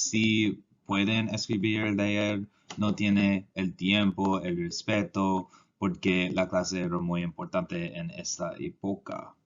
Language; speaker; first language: Spanish; non-native, learner; English